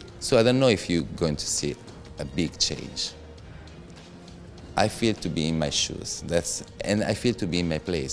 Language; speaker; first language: English; non-native, fluent; Italian